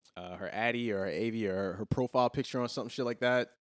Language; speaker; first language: English; native; English